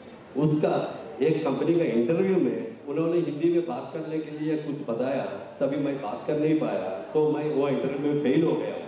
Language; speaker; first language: Hindi; non-native, local second language; Telugu